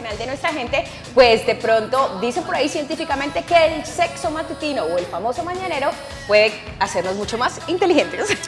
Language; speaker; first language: Spanish; native; Spanish